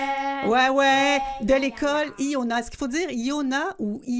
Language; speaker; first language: French; native; French